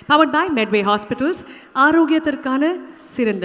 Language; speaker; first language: Tamil; native; Tamil